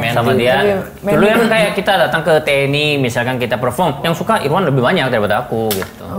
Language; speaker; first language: Indonesian; non-native, fluent; Korean